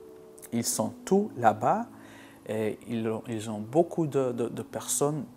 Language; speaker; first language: French; non-native, local second language; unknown